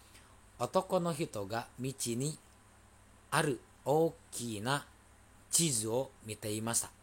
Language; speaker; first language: Japanese; non-native, fluent; Indonesian